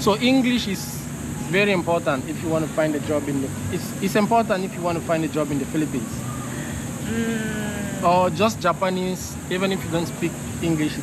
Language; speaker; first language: English; non-native, learner; French